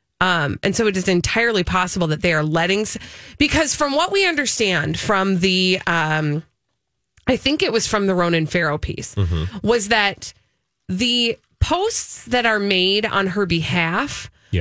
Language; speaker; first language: English; native; English